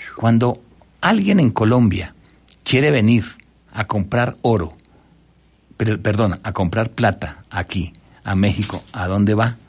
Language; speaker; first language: Spanish; native; Spanish